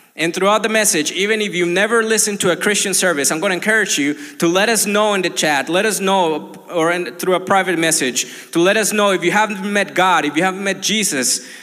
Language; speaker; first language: English; non-native, fluent; Spanish